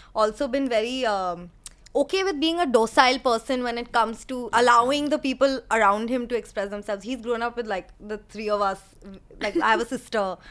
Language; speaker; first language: English; non-native, local second language; Hindi